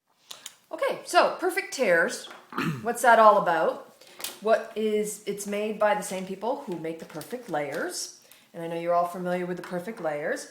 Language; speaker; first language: English; native; English